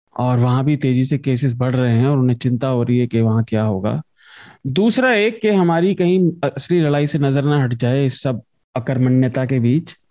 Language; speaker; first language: Hindi; native; Hindi